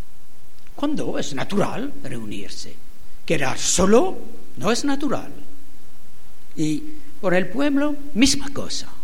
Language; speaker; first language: Spanish; non-native, learner; French